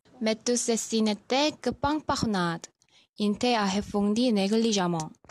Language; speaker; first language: French; non-native, learner; Korean